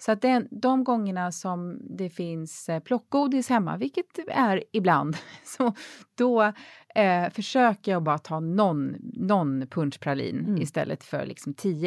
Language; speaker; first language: Swedish; native; Swedish